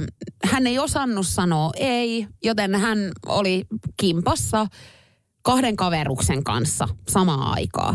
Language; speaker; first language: Finnish; native; Finnish